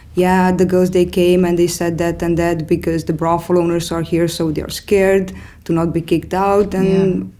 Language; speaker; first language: English; non-native, fluent; Romanian